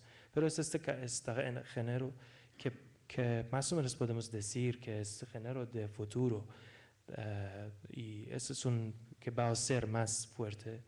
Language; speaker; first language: Spanish; non-native, fluent; Persian